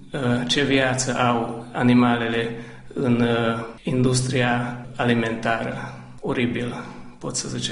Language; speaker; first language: Romanian; non-native, local second language; Hungarian